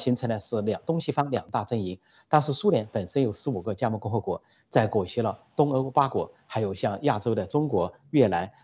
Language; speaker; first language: Chinese; native; Chinese